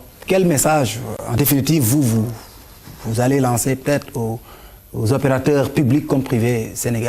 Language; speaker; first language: French; non-native, local second language; Wolof